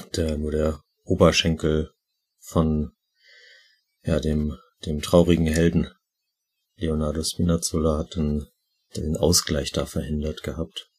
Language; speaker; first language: German; native; German